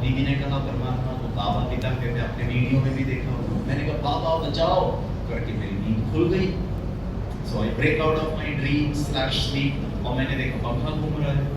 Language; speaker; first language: Hindi; non-native, local second language; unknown